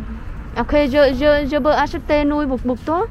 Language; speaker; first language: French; non-native, learner; Vietnamese